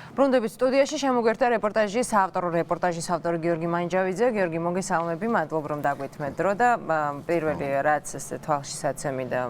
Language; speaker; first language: Georgian; native; Georgian